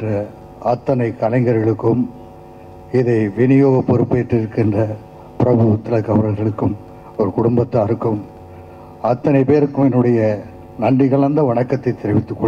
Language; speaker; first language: Tamil; native; Tamil